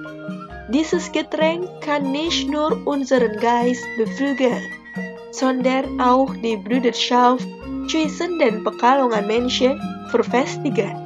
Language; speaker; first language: German; non-native, fluent; Indonesian